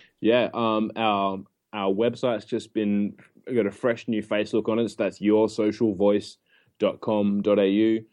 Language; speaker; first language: English; native; English